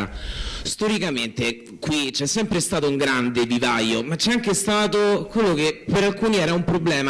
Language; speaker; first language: Italian; native; Italian